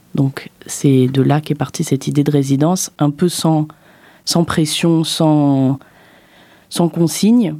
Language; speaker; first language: French; native; French